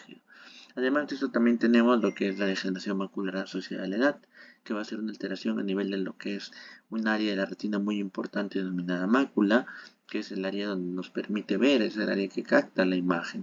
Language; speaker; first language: Spanish; native; Spanish